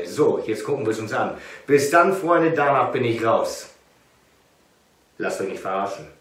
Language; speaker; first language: German; native; German